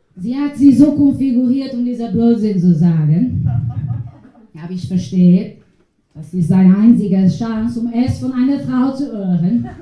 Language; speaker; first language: German; non-native, learner; Portuguese